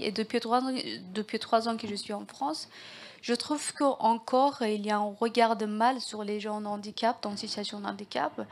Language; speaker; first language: French; non-native, learner; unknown